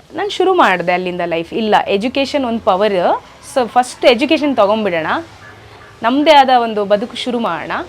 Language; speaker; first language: Kannada; non-native, local second language; Urdu